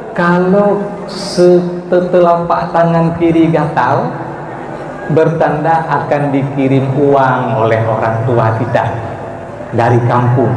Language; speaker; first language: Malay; non-native, local second language; Achinese